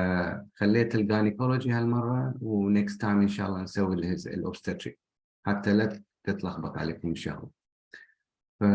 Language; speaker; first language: Arabic; native; Arabic